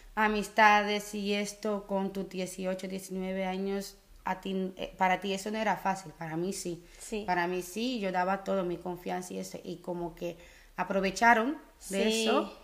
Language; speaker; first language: Spanish; early bilingual, other home language; Dutch